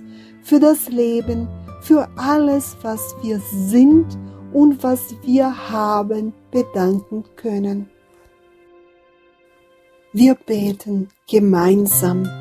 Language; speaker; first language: German; non-native, fluent; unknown